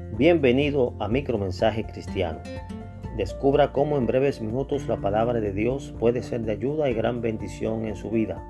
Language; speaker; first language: Spanish; native; Spanish